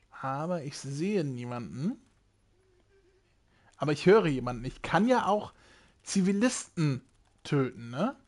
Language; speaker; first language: German; native; German